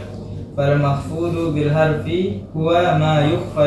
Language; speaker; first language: Arabic; non-native, learner; Indonesian